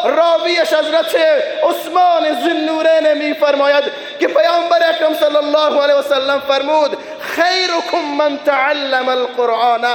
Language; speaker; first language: Persian; non-native, local second language; Baluchi